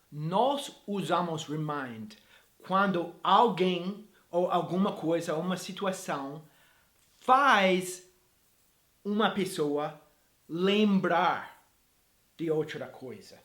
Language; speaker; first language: Portuguese; non-native, fluent; English